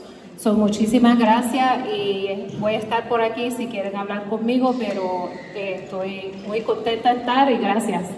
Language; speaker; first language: Spanish; early bilingual, heritage; Spanish